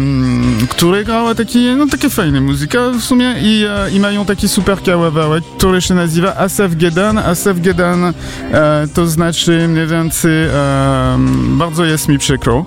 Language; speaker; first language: Polish; non-native, learner; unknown